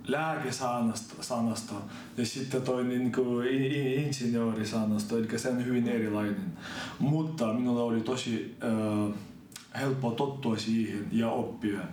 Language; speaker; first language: Finnish; non-native, fluent; Ukrainian